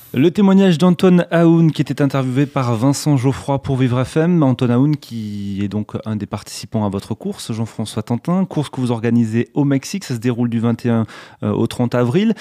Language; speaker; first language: French; native; French